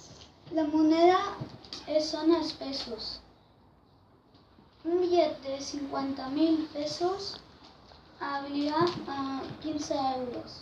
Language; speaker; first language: Catalan; non-native, learner; Spanish